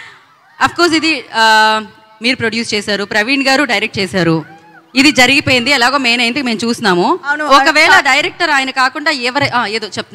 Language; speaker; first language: Telugu; native; Telugu